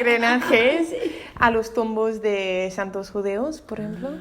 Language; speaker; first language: Spanish; non-native, learner; English